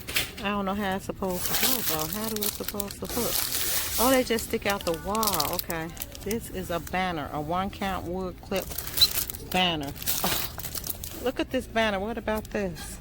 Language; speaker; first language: English; native; English